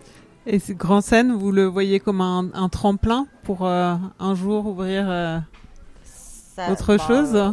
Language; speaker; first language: French; native; French